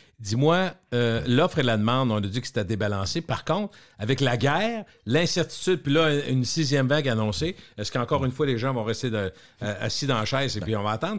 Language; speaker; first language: French; native; French